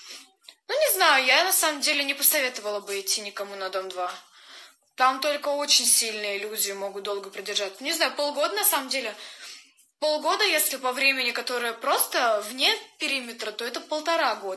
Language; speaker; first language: Russian; native; Russian